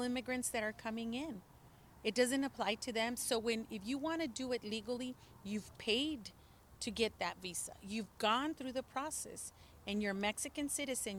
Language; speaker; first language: English; early bilingual, other home language; Spanish